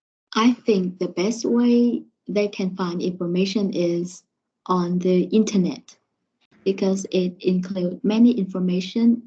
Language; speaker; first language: English; non-native, learner; Vietnamese